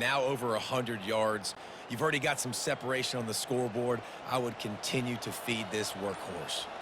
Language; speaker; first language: English; native; English